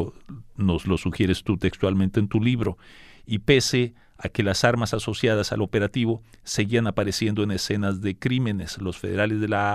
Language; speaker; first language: Spanish; native; Spanish